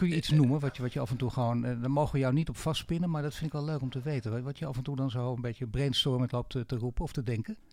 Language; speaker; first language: Dutch; native; Dutch